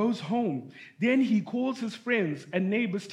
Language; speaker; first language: English; non-native, local second language; Shona